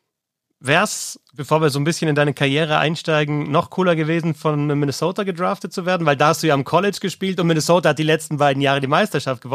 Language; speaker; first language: German; native; German